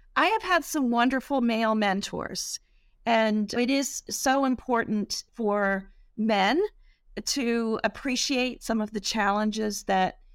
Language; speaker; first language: English; native; English